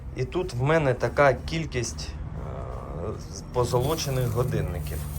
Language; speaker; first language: Ukrainian; non-native, local second language; Russian